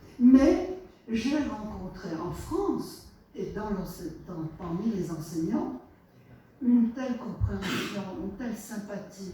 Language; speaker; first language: French; non-native, fluent; Polish